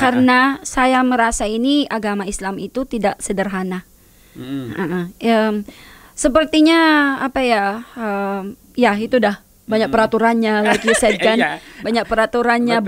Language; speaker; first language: Indonesian; non-native, learner; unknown